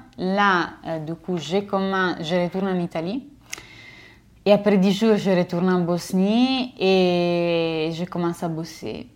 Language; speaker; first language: French; non-native, fluent; Italian